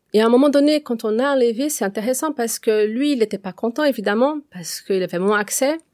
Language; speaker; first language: French; non-native, fluent; Portuguese